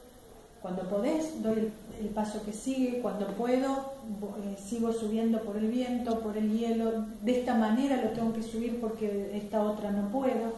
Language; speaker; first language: Spanish; native; Spanish